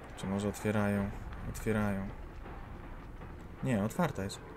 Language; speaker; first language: Polish; native; Polish